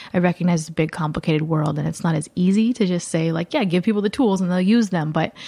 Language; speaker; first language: English; native; English